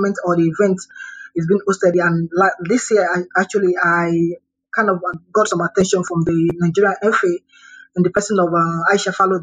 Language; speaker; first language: English; non-native, local second language; Yoruba